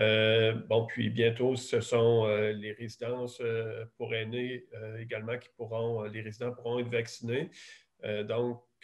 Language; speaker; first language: French; native; French